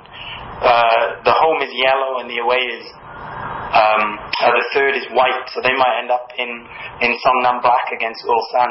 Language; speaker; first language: English; native; English